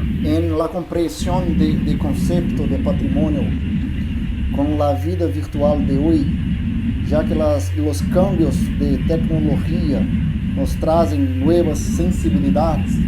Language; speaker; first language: Spanish; non-native, learner; Portuguese